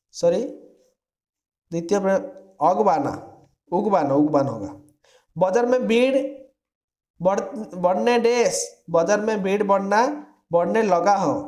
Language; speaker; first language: Hindi; non-native, local second language; Odia